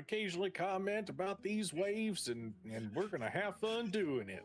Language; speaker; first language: English; native; English